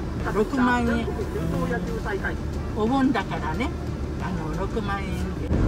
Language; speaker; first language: Japanese; native; Japanese